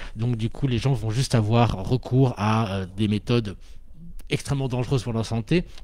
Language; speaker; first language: French; native; French